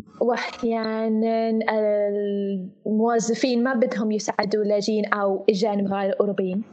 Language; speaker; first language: Arabic; non-native, fluent; English